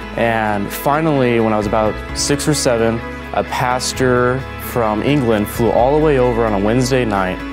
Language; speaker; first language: English; native; English